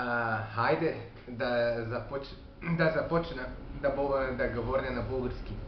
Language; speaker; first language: Bulgarian; non-native, learner; French